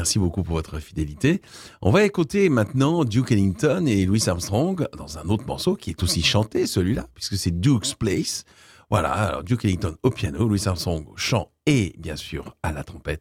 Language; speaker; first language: French; native; French